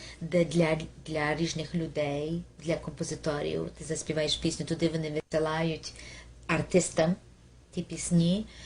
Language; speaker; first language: Ukrainian; early bilingual, heritage; Ukrainian